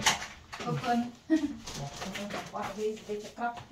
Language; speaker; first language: Dutch; non-native, learner; Indonesian